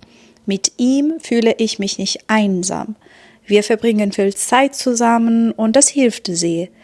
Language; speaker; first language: German; non-native, fluent; Persian